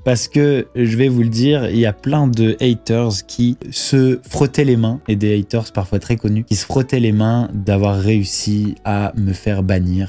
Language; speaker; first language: French; native; French